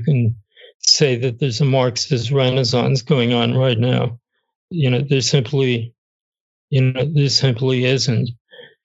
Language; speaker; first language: English; native; English